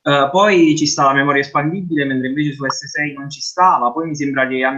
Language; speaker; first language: Italian; native; Italian